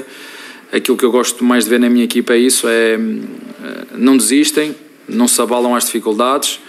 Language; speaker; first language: Portuguese; native; Portuguese